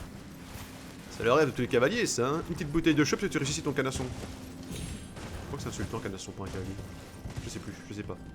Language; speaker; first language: French; native; French